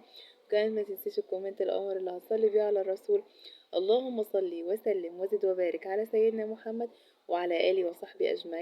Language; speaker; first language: Arabic; native; Arabic